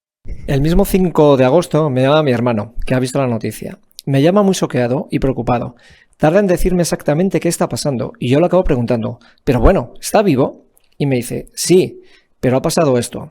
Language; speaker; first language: Spanish; native; Spanish